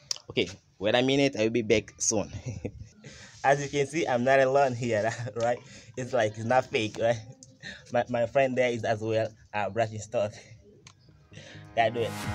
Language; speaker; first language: English; non-native, learner; Makhuwa